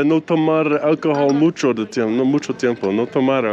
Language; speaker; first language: Spanish; non-native, learner; English